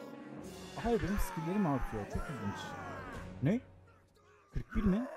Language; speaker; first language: Turkish; native; Turkish